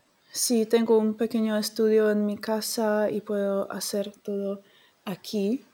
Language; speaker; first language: Spanish; non-native, fluent; English